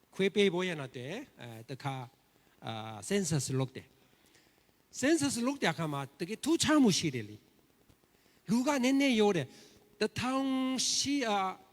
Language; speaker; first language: Burmese; non-native, learner; Korean